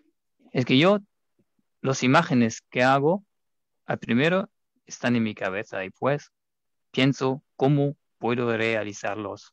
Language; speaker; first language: Spanish; non-native, fluent; German